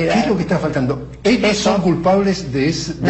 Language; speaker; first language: Spanish; native; Spanish